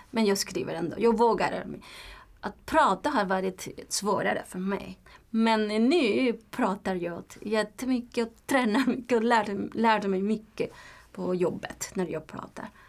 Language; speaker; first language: Swedish; non-native, fluent; Spanish